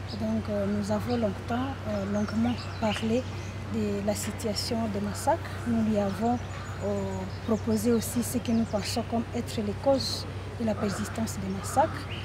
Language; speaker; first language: French; non-native, local second language; Nande